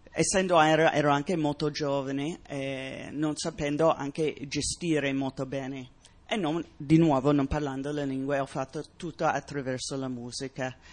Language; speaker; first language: Italian; non-native, fluent; English